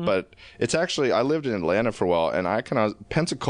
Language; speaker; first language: English; native; English